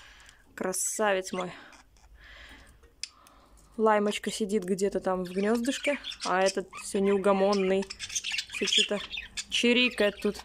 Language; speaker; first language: Russian; native; Russian